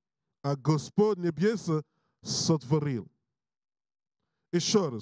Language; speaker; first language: Russian; non-native, learner; English